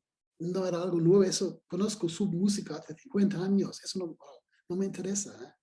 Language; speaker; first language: Spanish; non-native, fluent; German